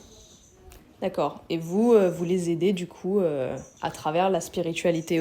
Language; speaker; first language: French; native; French